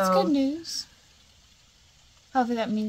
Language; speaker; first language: English; native; English